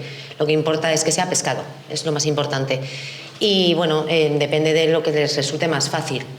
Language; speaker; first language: Spanish; native; Spanish